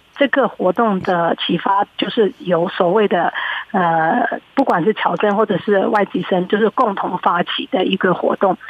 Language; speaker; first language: Chinese; early bilingual, heritage; Chinese